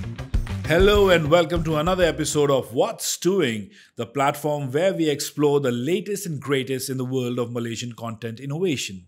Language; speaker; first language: English; non-native, local second language; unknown